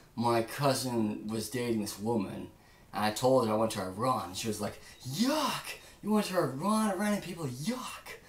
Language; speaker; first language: English; native; English